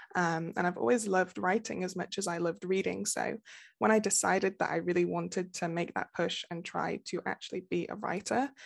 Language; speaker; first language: English; native; English